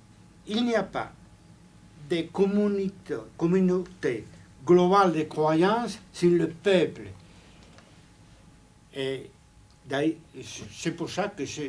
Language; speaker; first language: French; non-native, fluent; Spanish